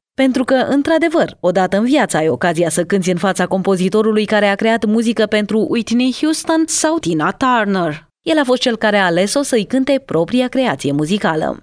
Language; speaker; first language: Romanian; native; Romanian